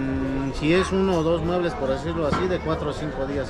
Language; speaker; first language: Spanish; native; Spanish